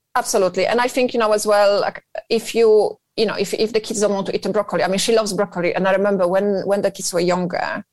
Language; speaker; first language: English; non-native, fluent; Polish